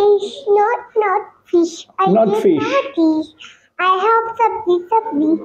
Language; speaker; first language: English; non-native, learner; Pashto